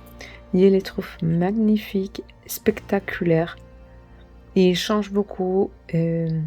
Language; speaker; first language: French; non-native, learner; Spanish